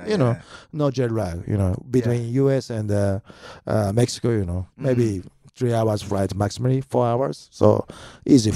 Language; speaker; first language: English; non-native, learner; Japanese